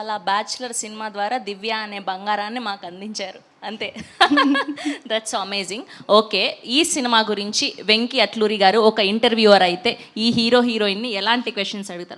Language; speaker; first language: Telugu; native; Telugu